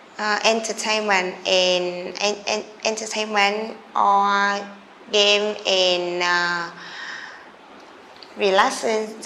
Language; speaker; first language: English; non-native, learner; Vietnamese